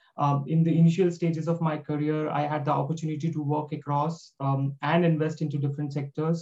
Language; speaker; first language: English; non-native, local second language; Hindi